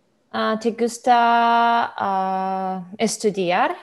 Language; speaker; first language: Spanish; non-native, learner; Russian